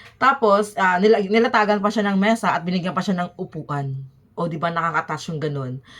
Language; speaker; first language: Filipino; native; Filipino